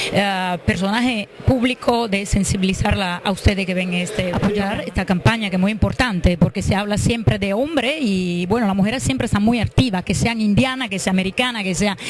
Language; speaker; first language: Spanish; early bilingual, heritage; Spanish